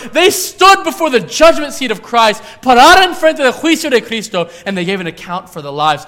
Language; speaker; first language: English; native; English